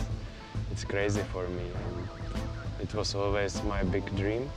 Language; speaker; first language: English; non-native, learner; Czech